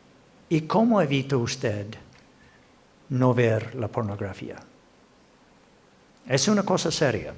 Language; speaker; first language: Spanish; non-native, fluent; English